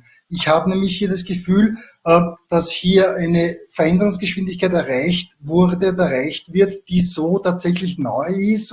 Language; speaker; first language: German; native; German